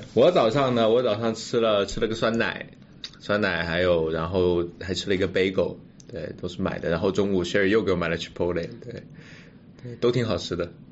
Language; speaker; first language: Chinese; native; Chinese